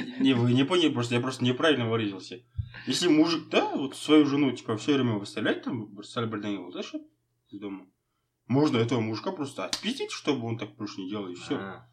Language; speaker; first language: Russian; non-native, local second language; Kazakh